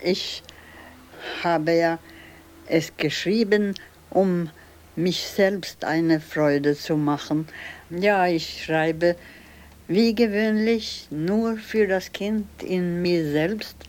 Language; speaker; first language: German; non-native, fluent; Swedish